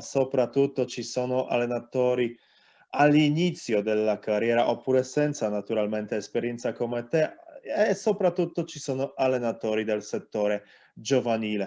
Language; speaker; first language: Italian; non-native, learner; Polish